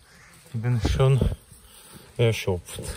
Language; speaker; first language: German; non-native, learner; Czech